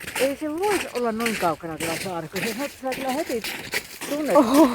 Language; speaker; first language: Finnish; native; Finnish